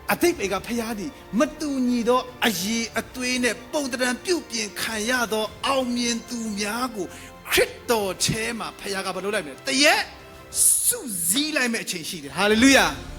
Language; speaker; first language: Burmese; non-native, local second language; Kachin